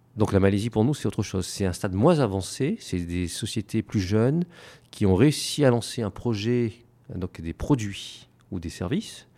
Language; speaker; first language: French; native; French